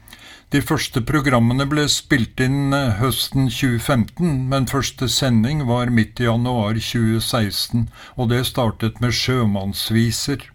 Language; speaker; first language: Norwegian; native; Norwegian